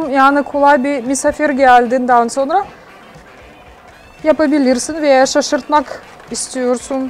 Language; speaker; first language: Turkish; non-native, fluent; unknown